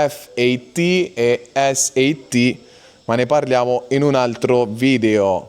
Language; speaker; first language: Italian; native; Italian